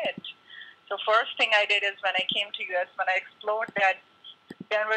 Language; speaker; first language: English; non-native, local second language; Hindi